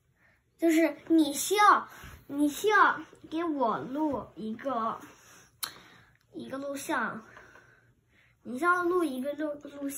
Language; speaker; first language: Chinese; early bilingual, heritage; Chinese